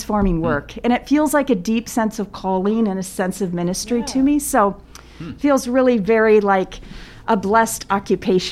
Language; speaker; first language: English; native; English